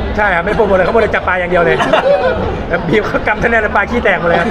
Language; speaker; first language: Thai; native; Thai